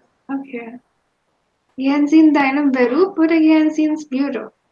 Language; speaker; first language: German; non-native, fluent; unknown